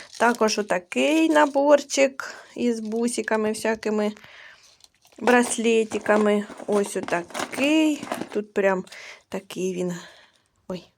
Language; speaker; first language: Ukrainian; non-native, local second language; Russian